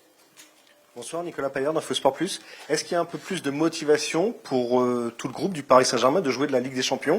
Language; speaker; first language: French; native; French